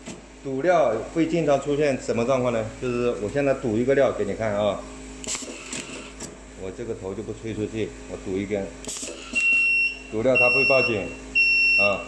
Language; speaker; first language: Chinese; native; Chinese